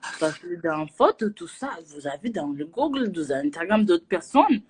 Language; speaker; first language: French; non-native, learner; Portuguese